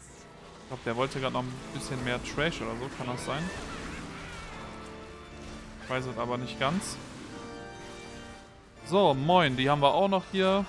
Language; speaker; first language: German; native; German